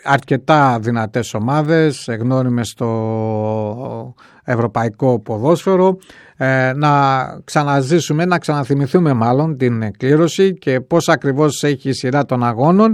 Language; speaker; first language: Greek; native; Greek